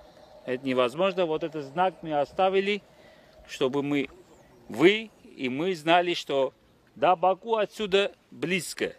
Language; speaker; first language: Russian; non-native, fluent; Armenian